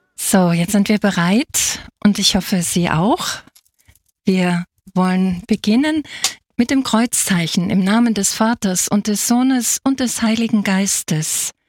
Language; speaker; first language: German; native; German